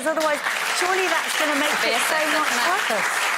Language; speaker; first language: English; native; English